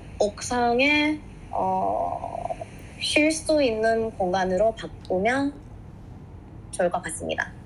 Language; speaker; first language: Korean; non-native, fluent; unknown